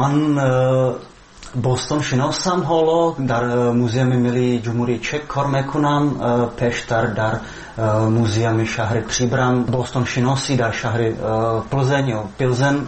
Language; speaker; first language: Persian; non-native, fluent; Czech